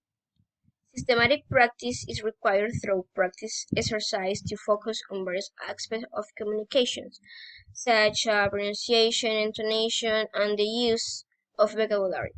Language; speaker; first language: English; non-native, learner; Spanish